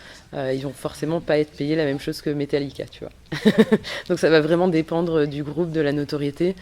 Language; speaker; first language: French; native; French